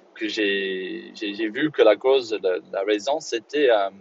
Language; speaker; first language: French; non-native, fluent; English